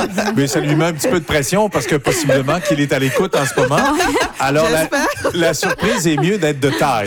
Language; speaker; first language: French; native; French